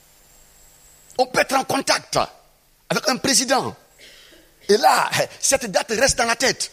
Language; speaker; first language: French; non-native, local second language; Mossi